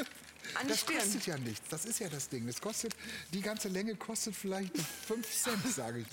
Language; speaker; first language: German; native; German